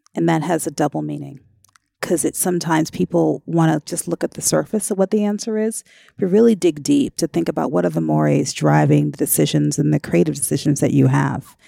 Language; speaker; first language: English; native; English